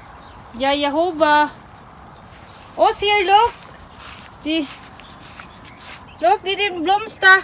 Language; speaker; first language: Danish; non-native, learner; Filipino